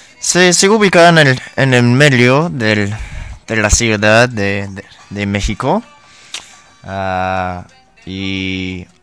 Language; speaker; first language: Spanish; non-native, learner; English